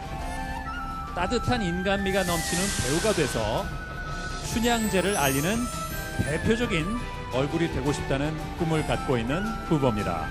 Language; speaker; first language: Korean; native; Korean